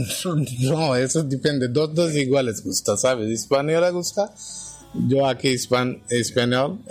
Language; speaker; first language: Spanish; non-native, learner; Bangla